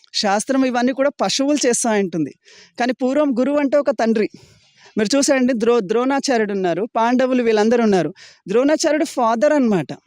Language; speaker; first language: Telugu; native; Telugu